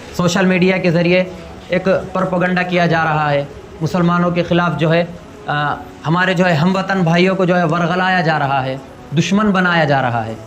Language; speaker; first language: Urdu; native; Urdu